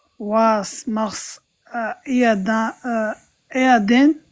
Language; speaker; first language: German; non-native, learner; Pashto